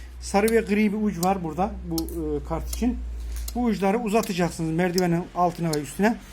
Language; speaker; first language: Turkish; native; Turkish